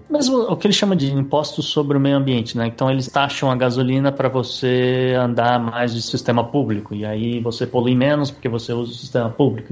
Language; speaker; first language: Portuguese; native; Portuguese